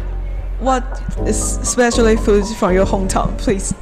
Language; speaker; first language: English; non-native, learner; Chinese